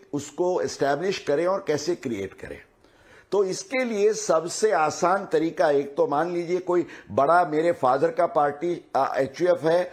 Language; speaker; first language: Hindi; non-native, local second language; Gujarati